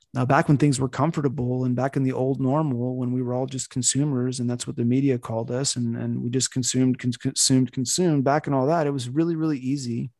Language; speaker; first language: English; native; English